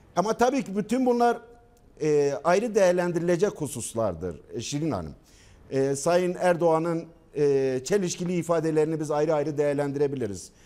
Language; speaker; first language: Turkish; non-native, local second language; Kurdish